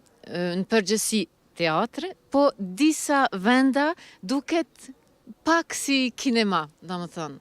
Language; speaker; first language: Albanian; early bilingual, heritage; Albanian